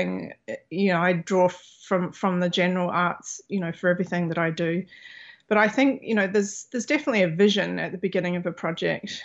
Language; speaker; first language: English; native; English